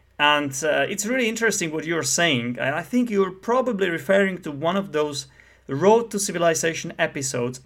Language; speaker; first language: English; non-native, fluent; Czech